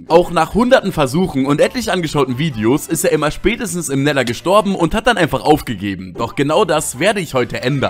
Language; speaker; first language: German; native; German